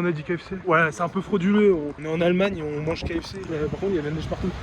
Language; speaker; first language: French; native; French